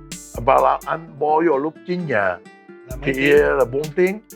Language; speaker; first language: Vietnamese; early bilingual, heritage; English